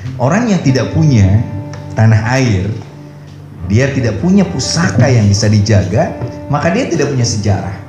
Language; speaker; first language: Indonesian; non-native, local second language; Javanese